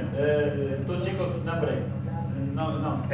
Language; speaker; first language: Spanish; non-native, learner; Arabic